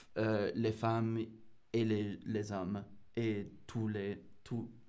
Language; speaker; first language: French; non-native, fluent; English